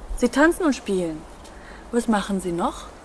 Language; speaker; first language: German; non-native, fluent; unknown